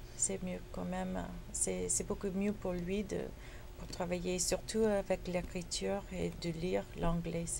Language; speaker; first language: French; non-native, fluent; Spanish